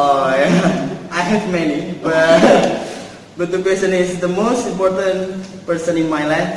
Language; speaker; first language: English; non-native, learner; Indonesian